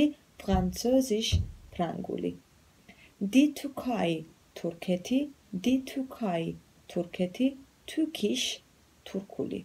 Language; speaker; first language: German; non-native, fluent; Georgian